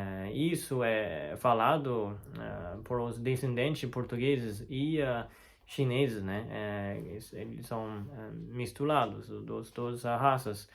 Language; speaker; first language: Portuguese; non-native, fluent; Chinese